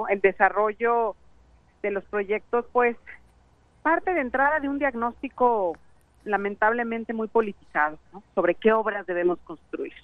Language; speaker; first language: Spanish; native; Spanish